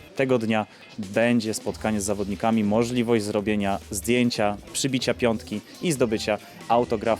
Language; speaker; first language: Polish; native; Polish